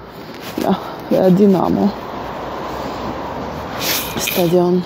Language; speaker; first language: Norwegian; non-native, learner; Russian